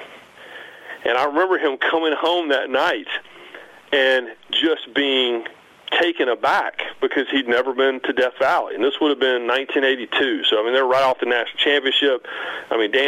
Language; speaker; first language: English; native; English